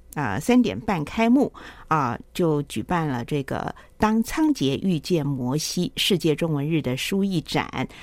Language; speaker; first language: Chinese; native; Chinese